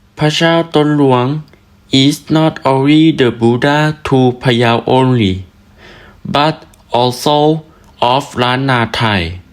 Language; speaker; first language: English; non-native, learner; Thai